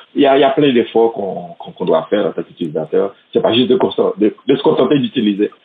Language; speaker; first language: French; non-native, local second language; Haitian Creole